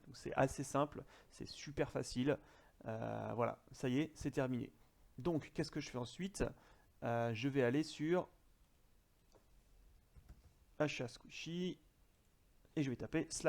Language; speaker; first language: French; native; French